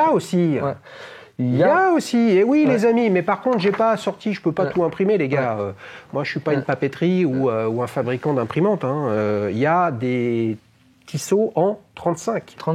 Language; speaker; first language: French; native; French